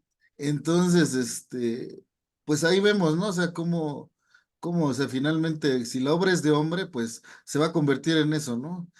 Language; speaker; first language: Spanish; native; Spanish